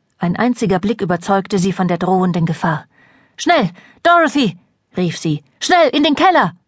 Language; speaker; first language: German; native; German